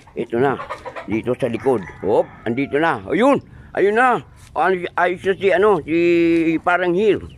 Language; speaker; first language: Filipino; non-native, local second language; Waray